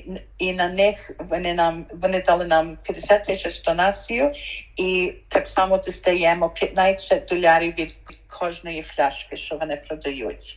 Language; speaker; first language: Ukrainian; early bilingual, heritage; Ukrainian